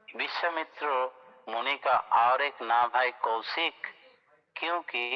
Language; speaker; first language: Hindi; non-native, local second language; Bangla